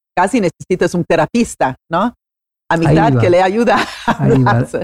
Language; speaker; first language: Spanish; non-native, fluent; Italian